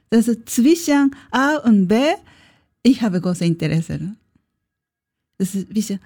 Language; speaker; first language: German; non-native, learner; Japanese